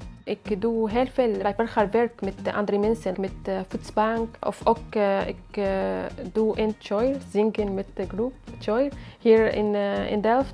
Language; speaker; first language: Dutch; non-native, learner; Arabic